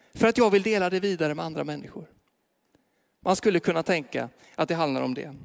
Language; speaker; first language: Swedish; native; Swedish